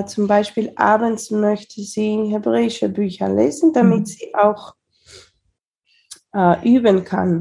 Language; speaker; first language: German; early bilingual, heritage; Spanish